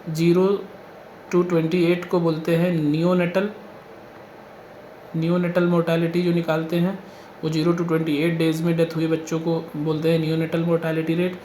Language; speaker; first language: Hindi; native; Hindi